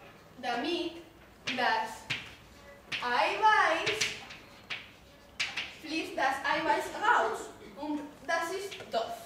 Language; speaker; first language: German; non-native, learner; Spanish